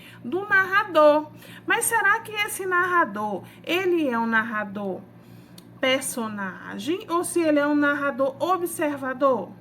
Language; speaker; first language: Portuguese; native; Portuguese